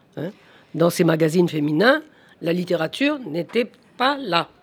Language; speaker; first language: French; native; French